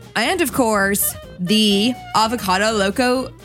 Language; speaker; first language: English; early bilingual, other home language; Polish